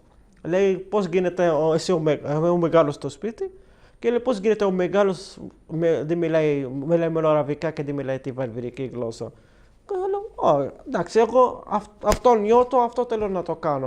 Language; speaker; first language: Greek; non-native, learner; Arabic